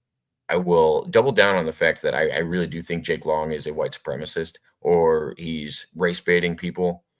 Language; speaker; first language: English; native; English